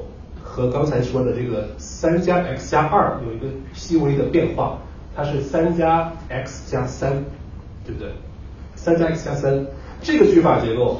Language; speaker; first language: Chinese; native; Chinese